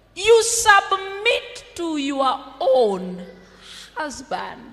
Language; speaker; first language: English; non-native, local second language; Swahili